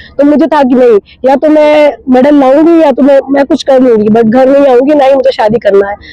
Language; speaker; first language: Hindi; native; Hindi